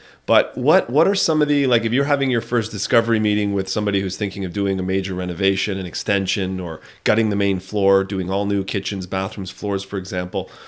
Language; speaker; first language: English; native; English